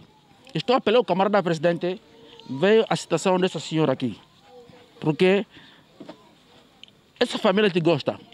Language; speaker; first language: Portuguese; native; Portuguese